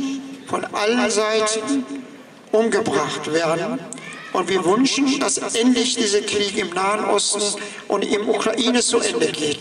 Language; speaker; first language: German; non-native, fluent; Persian